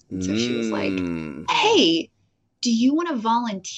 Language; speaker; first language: English; native; English